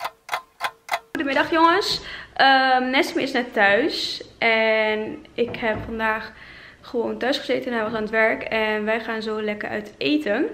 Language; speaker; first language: Dutch; native; Dutch